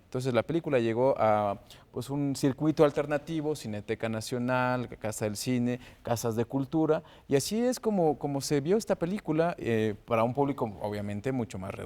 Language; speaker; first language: Spanish; native; Spanish